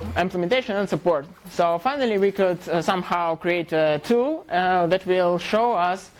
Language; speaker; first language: English; non-native, fluent; Russian